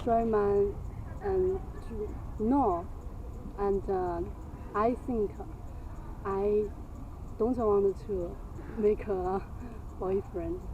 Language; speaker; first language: English; non-native, learner; Chinese